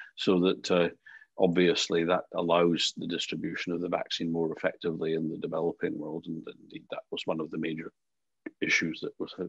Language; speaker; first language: English; native; English